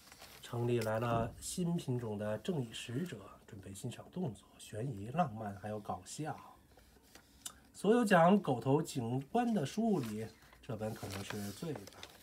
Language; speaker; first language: Chinese; native; Chinese